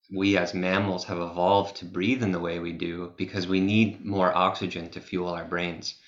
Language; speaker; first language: English; native; English